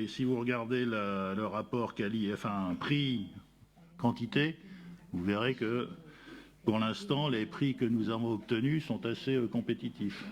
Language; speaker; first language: French; native; French